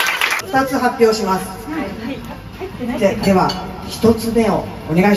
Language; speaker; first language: Japanese; native; Japanese